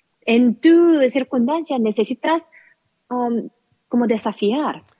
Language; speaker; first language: Spanish; non-native, learner; Korean